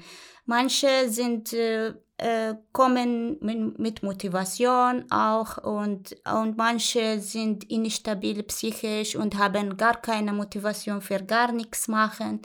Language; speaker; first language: German; non-native, learner; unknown